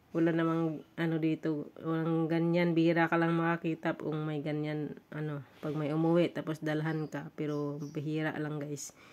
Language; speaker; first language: Filipino; non-native, local second language; Hiligaynon